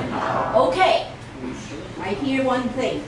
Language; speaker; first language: English; non-native, fluent; Chinese